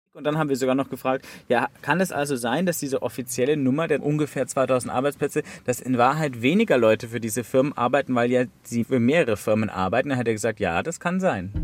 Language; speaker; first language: German; native; German